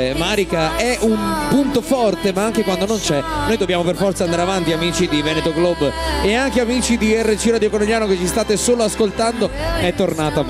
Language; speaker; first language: Italian; native; Italian